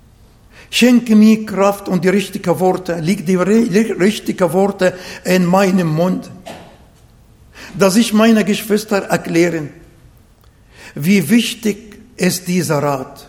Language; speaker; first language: German; non-native, fluent; Arabic